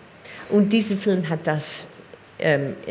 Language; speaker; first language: German; non-native, learner; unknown